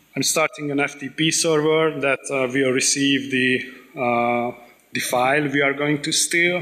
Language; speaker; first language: English; non-native, fluent; Hungarian